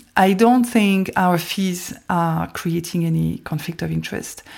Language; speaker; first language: English; non-native, fluent; French